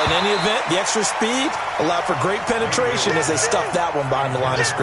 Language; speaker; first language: English; native; English